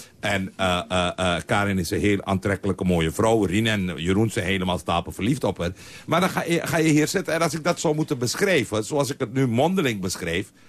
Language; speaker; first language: Dutch; native; Dutch